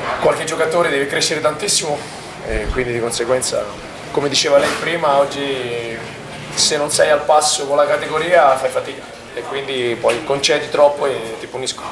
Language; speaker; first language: Italian; native; Italian